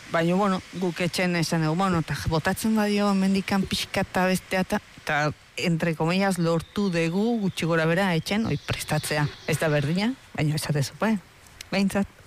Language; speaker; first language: Basque; early bilingual, heritage; Spanish